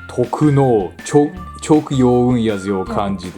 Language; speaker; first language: Turkish; non-native, fluent; Japanese